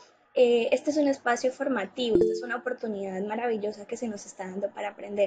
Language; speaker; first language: Spanish; native; Spanish